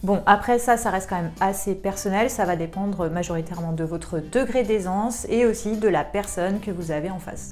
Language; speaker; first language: French; native; French